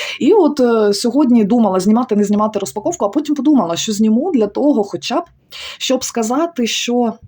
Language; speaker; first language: Ukrainian; non-native, local second language; Russian